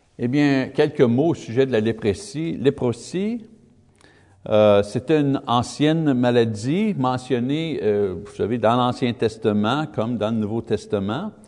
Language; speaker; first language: French; native; French